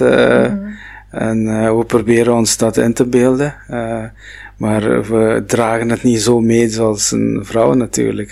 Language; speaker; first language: Dutch; non-native, local second language; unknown